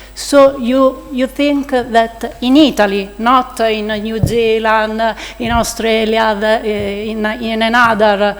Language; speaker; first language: English; non-native, learner; Italian